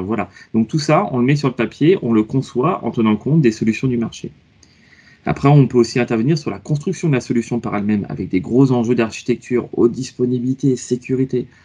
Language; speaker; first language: French; native; French